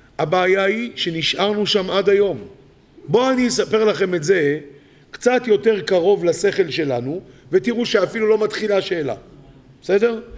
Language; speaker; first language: Hebrew; native; Hebrew